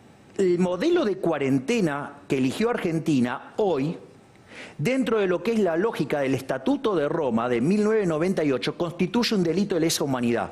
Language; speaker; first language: Spanish; native; Spanish